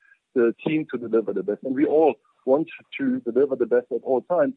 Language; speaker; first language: English; non-native, fluent; German